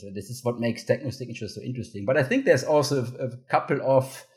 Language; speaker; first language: English; non-native, fluent; German